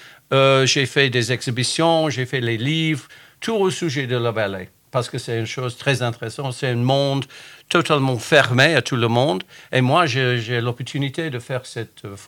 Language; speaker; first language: French; non-native, fluent; English